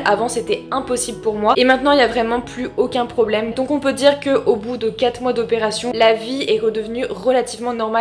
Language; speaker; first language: French; native; French